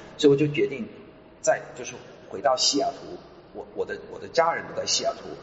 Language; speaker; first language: Chinese; non-native, fluent; English